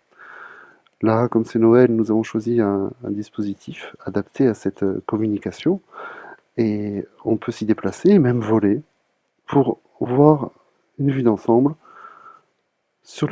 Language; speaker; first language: French; native; French